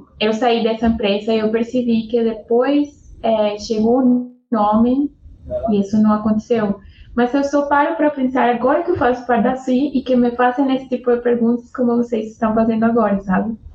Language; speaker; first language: Portuguese; non-native, fluent; Spanish